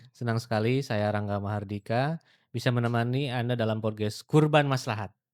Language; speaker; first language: Indonesian; native; Indonesian